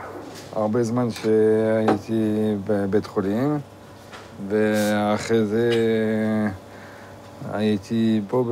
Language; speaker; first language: Hebrew; non-native, learner; French